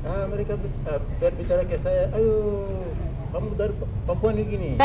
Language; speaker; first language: Indonesian; non-native, learner; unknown